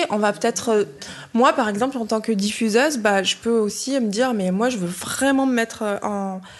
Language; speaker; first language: French; non-native, fluent; Bini